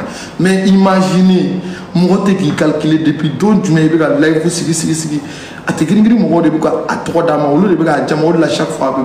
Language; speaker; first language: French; non-native, local second language; Bambara